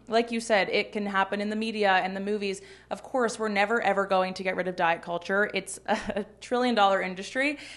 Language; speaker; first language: English; native; English